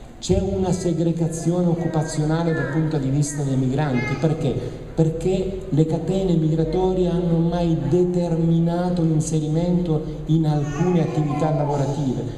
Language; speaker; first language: Italian; native; Italian